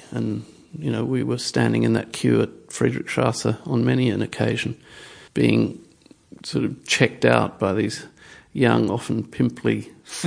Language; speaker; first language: English; native; English